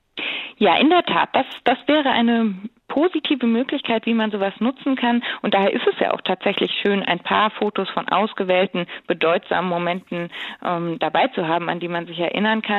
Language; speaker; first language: German; native; German